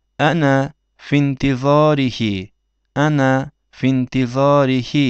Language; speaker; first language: Arabic; non-native, fluent; Turkish